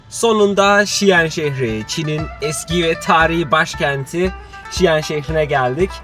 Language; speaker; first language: Turkish; native; Turkish